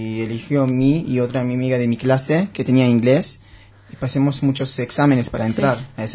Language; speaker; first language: Spanish; non-native, learner; Hebrew